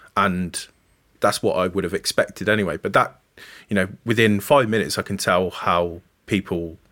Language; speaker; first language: English; native; English